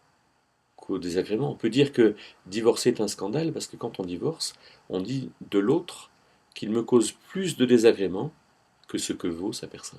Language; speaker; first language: French; native; French